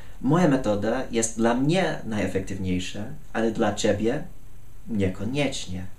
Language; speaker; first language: Polish; non-native, fluent; English